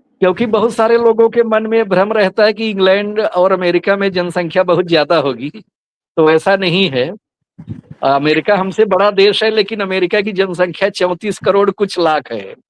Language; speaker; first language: Hindi; native; Hindi